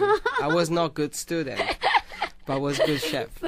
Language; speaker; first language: English; non-native, learner; Italian